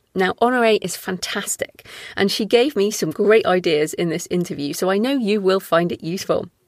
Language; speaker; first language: English; native; English